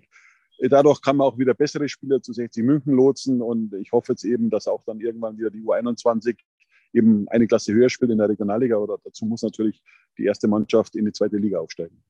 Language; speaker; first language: German; native; German